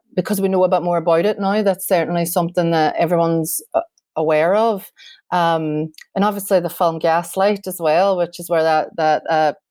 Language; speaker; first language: English; native; English